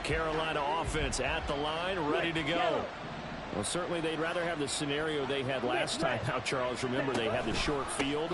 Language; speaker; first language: English; native; English